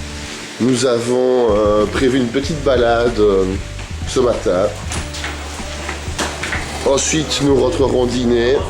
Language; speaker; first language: French; native; French